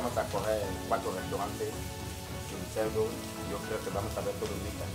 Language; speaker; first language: Spanish; non-native, learner; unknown